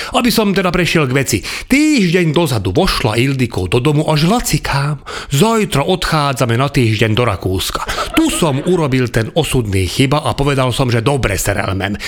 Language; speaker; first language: Slovak; non-native, local second language; Hungarian